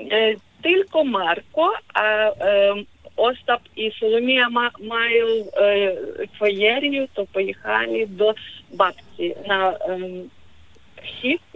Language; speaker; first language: Polish; non-native, learner; Ukrainian